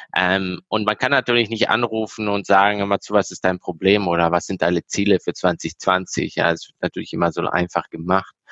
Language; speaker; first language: German; early bilingual, heritage; German